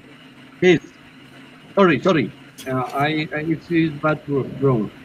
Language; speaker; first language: English; non-native, learner; Spanish